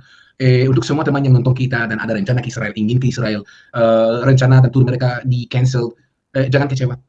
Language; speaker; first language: Indonesian; non-native, fluent; Hebrew